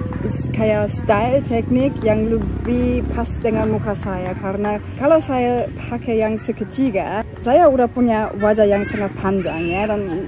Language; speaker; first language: Indonesian; non-native, fluent; German